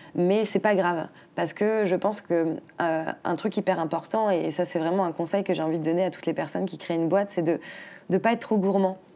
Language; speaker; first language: French; native; French